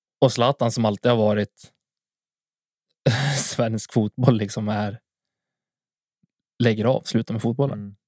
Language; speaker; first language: Swedish; native; Swedish